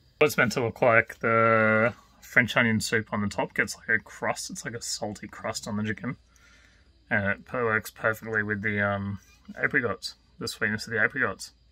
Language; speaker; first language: English; native; English